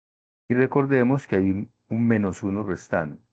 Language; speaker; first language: Spanish; native; Spanish